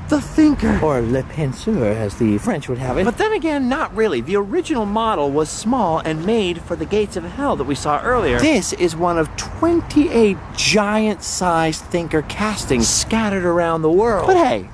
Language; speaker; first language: English; native; English